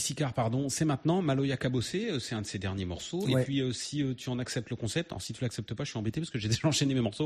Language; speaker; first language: French; native; French